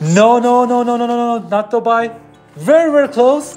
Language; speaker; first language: English; non-native, learner; Persian